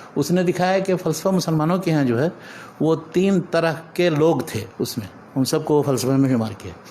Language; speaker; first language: Urdu; native; Urdu